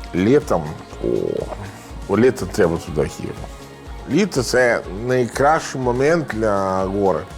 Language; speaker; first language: Ukrainian; non-native, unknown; Italian